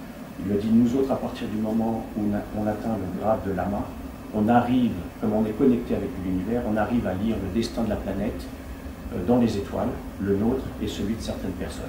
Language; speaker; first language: French; native; French